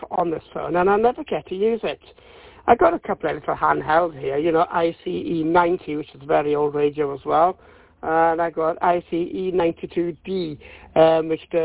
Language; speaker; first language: English; native; English